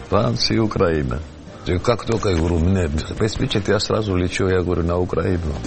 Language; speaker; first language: Ukrainian; non-native, learner; Georgian